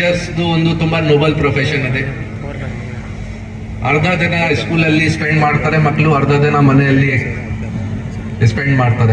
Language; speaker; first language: Kannada; non-native, learner; Hindi